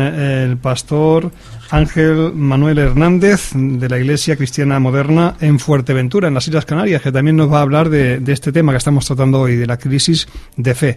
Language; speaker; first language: Spanish; native; Spanish